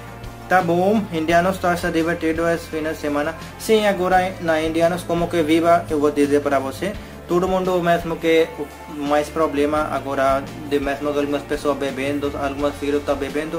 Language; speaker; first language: Portuguese; non-native, learner; Hindi